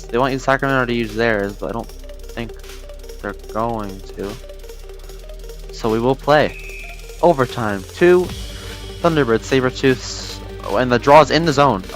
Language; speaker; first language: English; native; English